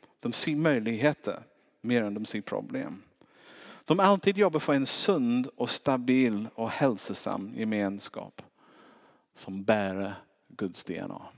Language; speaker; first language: Swedish; non-native, fluent; English